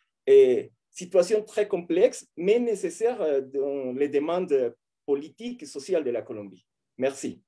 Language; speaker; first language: French; non-native, fluent; Spanish